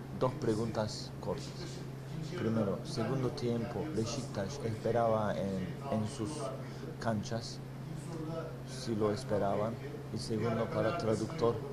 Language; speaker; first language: Spanish; non-native, learner; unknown